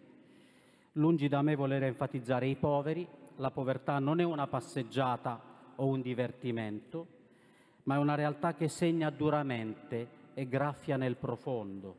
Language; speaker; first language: Italian; non-native, fluent; Romanian